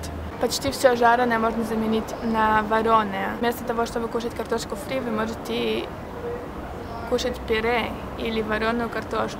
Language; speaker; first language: Russian; early bilingual, heritage; Russian